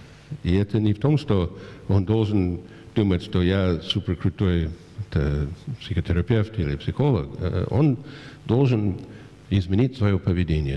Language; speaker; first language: Russian; non-native, fluent; English